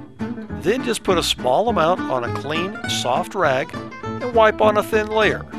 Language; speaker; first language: English; native; English